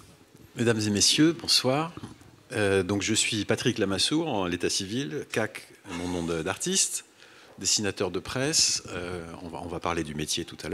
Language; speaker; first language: French; native; French